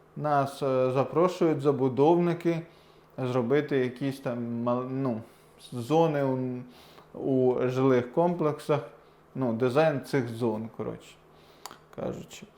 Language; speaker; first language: Ukrainian; non-native, local second language; Russian